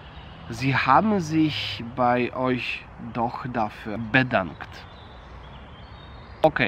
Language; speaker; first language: German; non-native, fluent; Polish